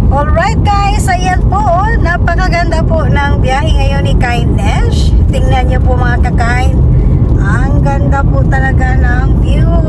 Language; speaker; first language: Filipino; non-native, local second language; Cebuano